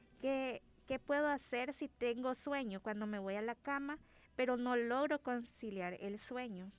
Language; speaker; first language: Spanish; native; Spanish